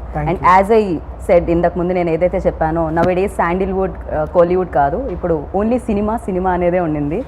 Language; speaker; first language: Telugu; native; Telugu